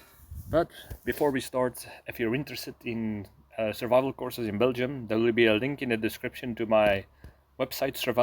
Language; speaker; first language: English; non-native, fluent; Dutch